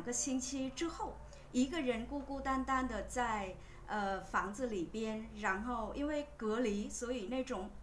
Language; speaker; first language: Chinese; non-native, fluent; Vietnamese